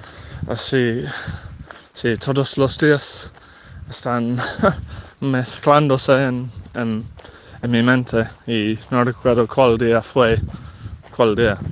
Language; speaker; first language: Spanish; non-native, fluent; English